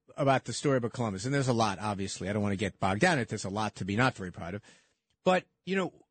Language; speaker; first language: English; early bilingual, other home language; Italian